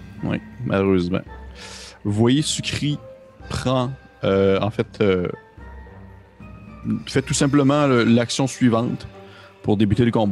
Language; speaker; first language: French; native; French